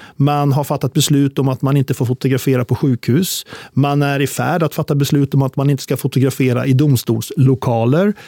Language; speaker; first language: Swedish; native; Swedish